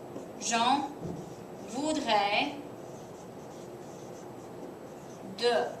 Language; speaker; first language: French; non-native, fluent; English